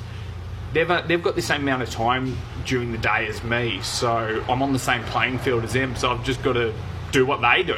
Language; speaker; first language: English; native; English